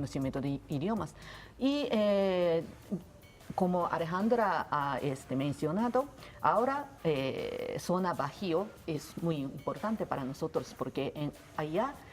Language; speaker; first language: Spanish; non-native, learner; Japanese